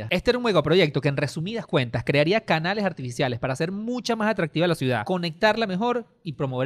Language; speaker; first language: Spanish; native; Spanish